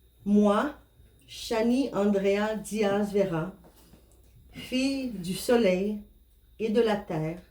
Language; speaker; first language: French; non-native, fluent; Spanish